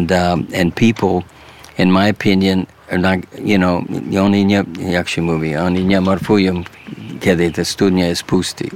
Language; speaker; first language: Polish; early bilingual, heritage; English